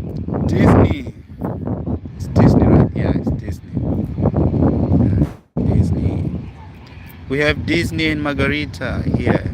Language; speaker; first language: English; non-native, local second language; Shona